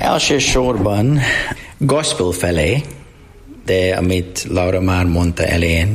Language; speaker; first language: Hungarian; non-native, learner; English